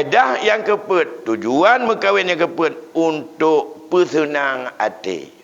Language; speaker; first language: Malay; non-native, local second language; Achinese